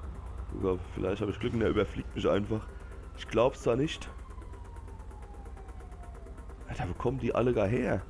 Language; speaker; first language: German; native; German